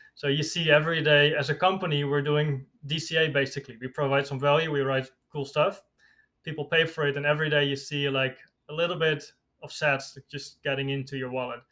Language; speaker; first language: English; non-native, fluent; Dutch